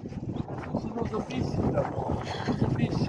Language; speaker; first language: German; native; German